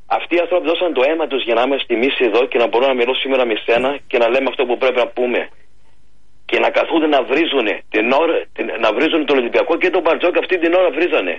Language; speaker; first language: Greek; early bilingual, heritage; Greek